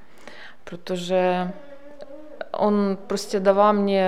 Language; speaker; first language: Czech; non-native, learner; Ukrainian